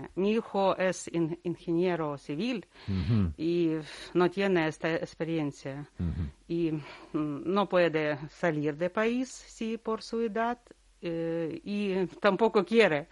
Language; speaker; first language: Spanish; non-native, learner; Russian